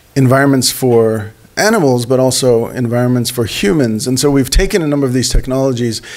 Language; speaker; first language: English; native; English